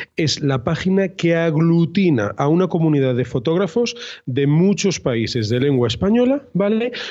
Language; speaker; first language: Spanish; native; Spanish